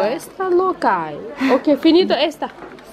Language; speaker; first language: Spanish; non-native, learner; Chinese